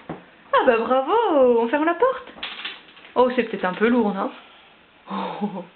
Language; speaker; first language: French; native; French